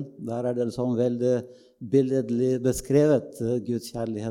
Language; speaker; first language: Norwegian; non-native, fluent; Bulgarian